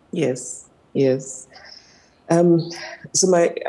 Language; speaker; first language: English; non-native, local second language; Igbo